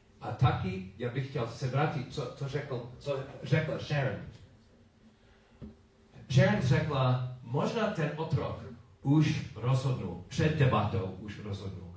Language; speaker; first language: Czech; non-native, learner; English